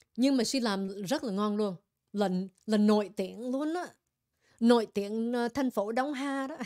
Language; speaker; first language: Vietnamese; native; Vietnamese